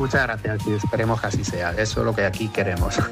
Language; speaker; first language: Spanish; native; Spanish